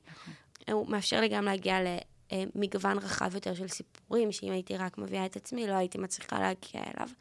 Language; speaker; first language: Hebrew; native; Hebrew